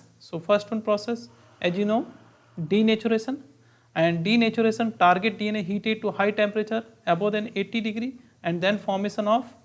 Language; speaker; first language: English; non-native, local second language; Hindi